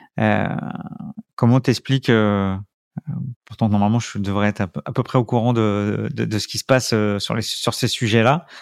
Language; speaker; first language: French; native; French